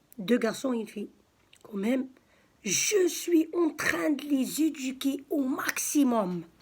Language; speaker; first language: French; early bilingual, other home language; Arabic